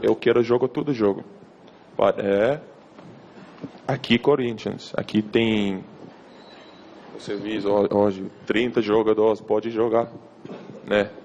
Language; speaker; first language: Portuguese; non-native, learner; English